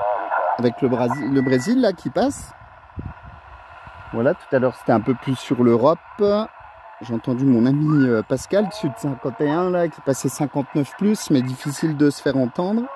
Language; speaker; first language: French; native; French